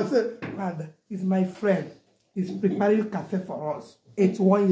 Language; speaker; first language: English; non-native, local second language; Igbo